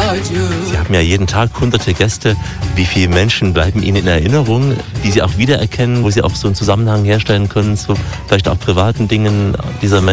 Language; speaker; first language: German; native; German